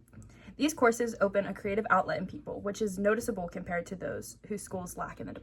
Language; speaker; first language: English; native; English